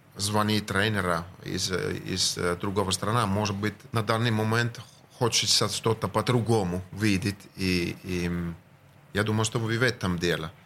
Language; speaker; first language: Russian; non-native, fluent; Finnish